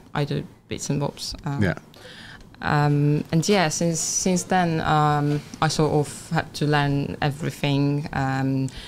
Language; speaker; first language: English; non-native, fluent; Polish